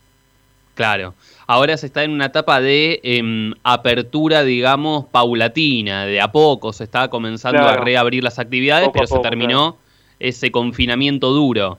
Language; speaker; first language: Spanish; native; Spanish